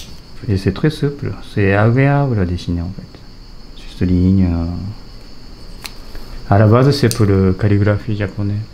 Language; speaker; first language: French; non-native, fluent; Japanese